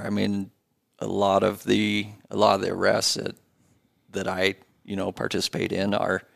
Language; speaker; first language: English; native; English